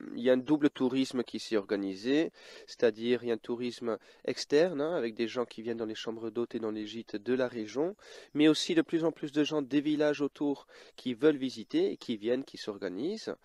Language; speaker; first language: French; early bilingual, other home language; Dutch